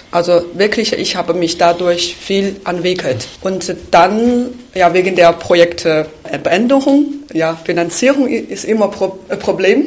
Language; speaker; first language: German; non-native, fluent; Chinese